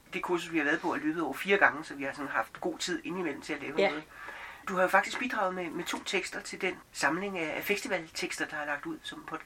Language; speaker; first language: Danish; native; Danish